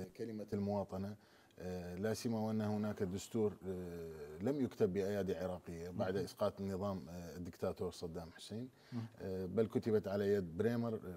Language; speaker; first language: Arabic; non-native, local second language; Turkmen